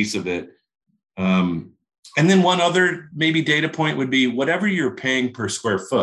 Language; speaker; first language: English; native; English